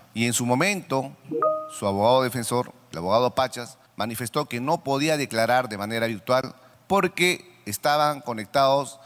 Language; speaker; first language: Spanish; native; Spanish